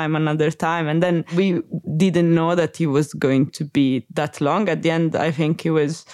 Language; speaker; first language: English; non-native, fluent; Italian